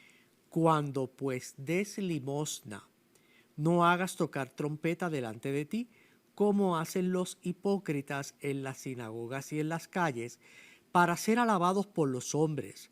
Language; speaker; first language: Spanish; native; Spanish